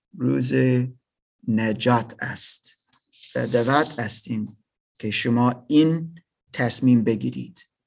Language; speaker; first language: Persian; non-native, learner; English